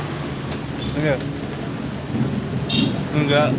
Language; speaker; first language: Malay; non-native, local second language; Balinese